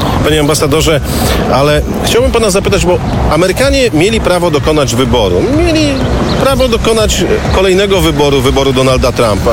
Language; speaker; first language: Polish; native; Polish